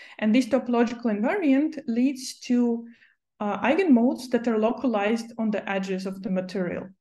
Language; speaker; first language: English; non-native, fluent; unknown